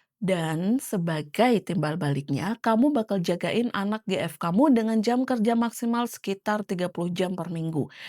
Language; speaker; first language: Indonesian; native; Indonesian